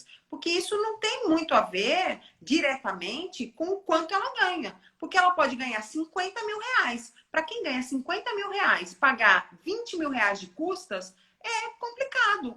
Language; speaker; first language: Portuguese; native; Portuguese